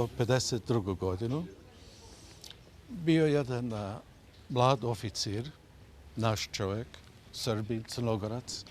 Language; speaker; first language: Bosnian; early bilingual, heritage; Bosnian